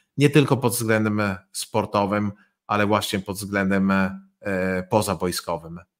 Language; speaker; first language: Polish; non-native, fluent; Italian